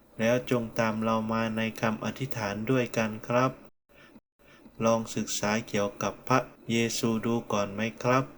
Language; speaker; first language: Thai; non-native, fluent; Korean